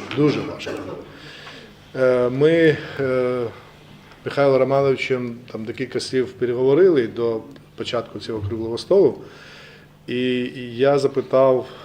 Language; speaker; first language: Ukrainian; non-native, learner; Georgian